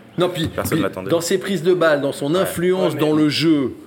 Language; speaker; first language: French; native; French